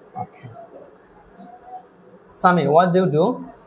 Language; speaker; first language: English; non-native, fluent; Bangla